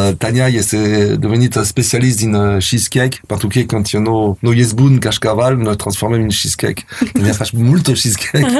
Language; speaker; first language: Romanian; non-native, learner; French